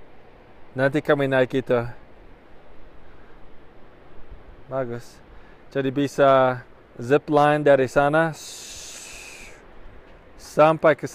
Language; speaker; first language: Indonesian; non-native, fluent; English